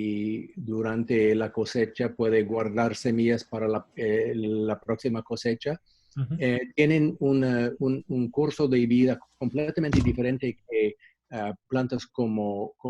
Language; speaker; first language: Spanish; non-native, fluent; English